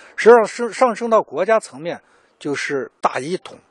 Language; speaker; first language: Chinese; native; Chinese